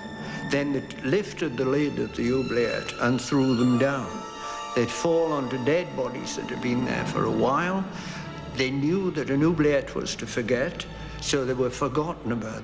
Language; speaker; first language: English; native; English